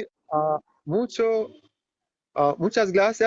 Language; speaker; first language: Spanish; non-native, fluent; Haitian Creole